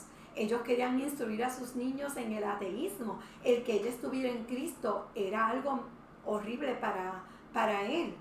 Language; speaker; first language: Spanish; native; Spanish